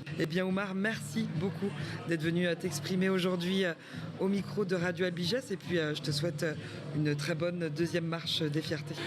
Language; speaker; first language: French; native; French